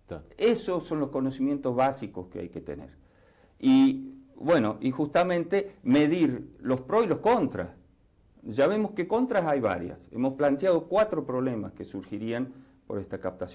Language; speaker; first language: Spanish; native; Spanish